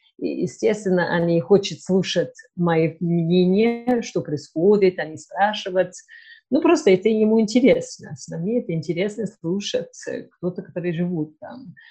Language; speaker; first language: Russian; non-native, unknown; English